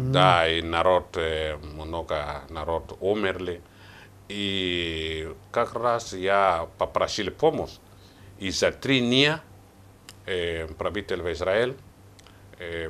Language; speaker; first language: Russian; non-native, learner; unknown